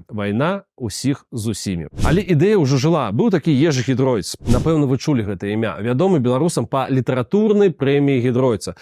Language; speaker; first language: Belarusian; non-native, local second language; Russian